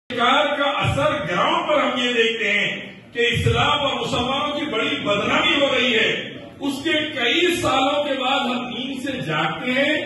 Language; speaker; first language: Urdu; native; Urdu